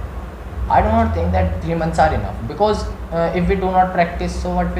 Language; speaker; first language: English; non-native, learner; Hindi